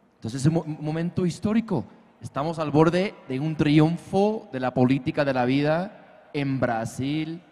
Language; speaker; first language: Spanish; non-native, fluent; English